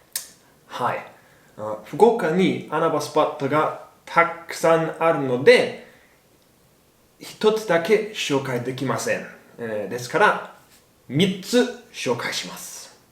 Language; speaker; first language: Japanese; non-native, learner; English